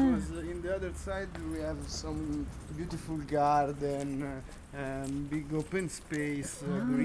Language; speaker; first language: English; non-native, learner; Italian